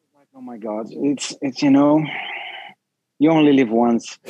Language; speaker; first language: English; non-native, fluent; Dutch